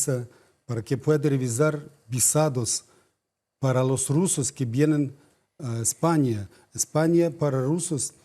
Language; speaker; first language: Spanish; non-native, fluent; Ukrainian